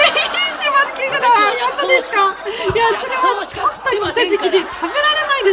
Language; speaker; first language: Japanese; non-native, fluent; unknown